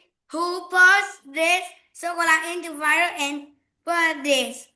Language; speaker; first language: English; non-native, learner; Vietnamese